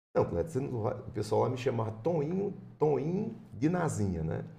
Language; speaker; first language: Portuguese; native; Portuguese